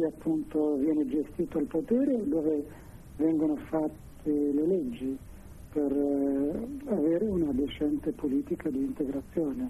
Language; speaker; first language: Italian; non-native, fluent; Arabic